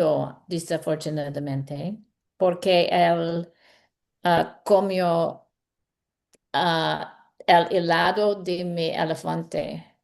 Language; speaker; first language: Spanish; non-native, learner; English